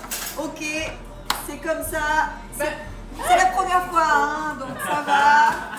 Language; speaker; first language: French; native; French